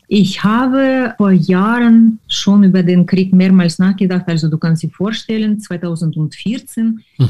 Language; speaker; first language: German; non-native, fluent; Ukrainian